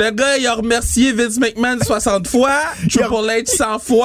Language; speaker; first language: French; native; French